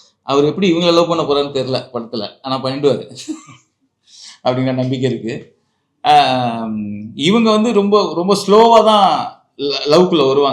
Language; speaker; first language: Tamil; native; Tamil